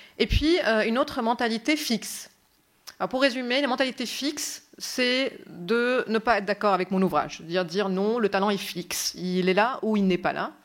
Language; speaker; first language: French; non-native, local second language; Arabic